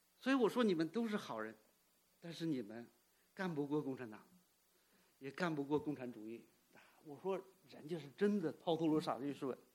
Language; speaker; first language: Chinese; early bilingual, heritage; Cantonese